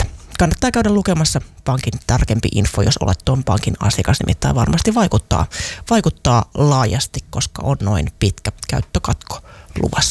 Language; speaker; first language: Finnish; native; Finnish